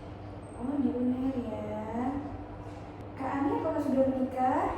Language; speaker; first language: Indonesian; native; Indonesian